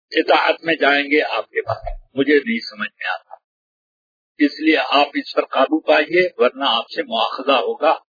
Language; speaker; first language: Urdu; native; Urdu